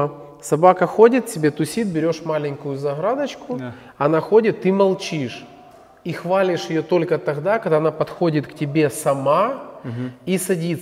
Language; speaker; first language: Russian; native; Russian